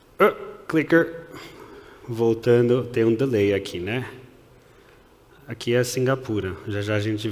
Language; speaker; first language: Portuguese; early bilingual, heritage; Portuguese